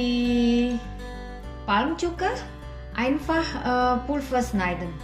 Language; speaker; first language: German; non-native, learner; Indonesian